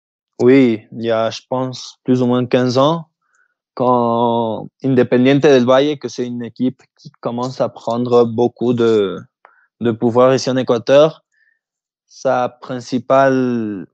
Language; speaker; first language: French; early bilingual, heritage; French